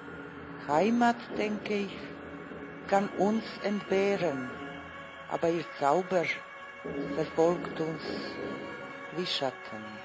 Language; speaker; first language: German; non-native, fluent; Croatian